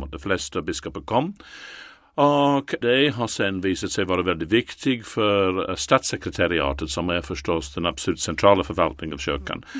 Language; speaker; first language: Swedish; non-native, fluent; English